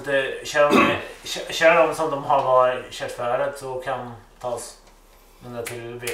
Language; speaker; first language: Swedish; native; Swedish